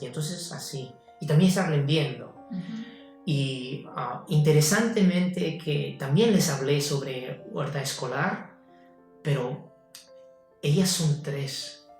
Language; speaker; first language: Spanish; non-native, fluent; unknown